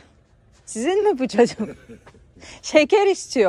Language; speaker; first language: Turkish; non-native, fluent; Russian